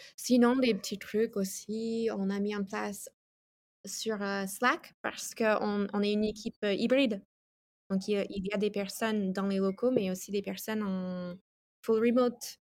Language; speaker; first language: French; non-native, fluent; English